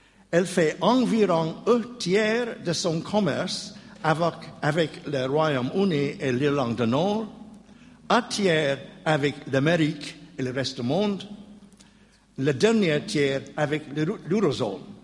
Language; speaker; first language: French; non-native, learner; English